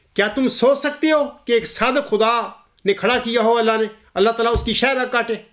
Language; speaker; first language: Urdu; non-native, local second language; Punjabi